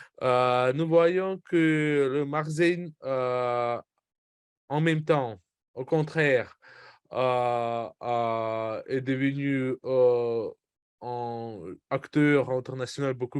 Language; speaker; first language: French; non-native, fluent; Russian